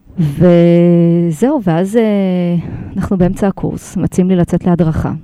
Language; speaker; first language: Hebrew; early bilingual, other home language; Russian